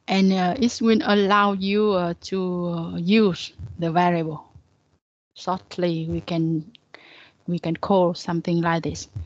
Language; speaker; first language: English; non-native, learner; Vietnamese